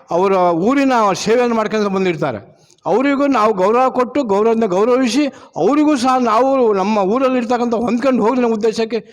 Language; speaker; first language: Kannada; non-native, local second language; Lambadi